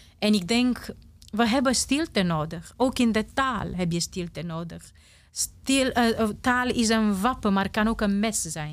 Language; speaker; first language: Dutch; non-native, fluent; Romanian